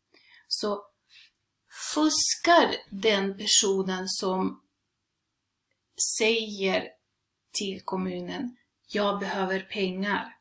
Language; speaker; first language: Swedish; non-native, fluent; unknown